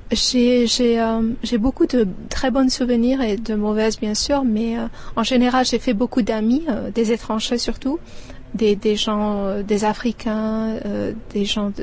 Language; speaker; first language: French; non-native, fluent; Persian